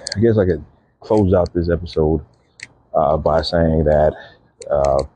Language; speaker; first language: English; native; English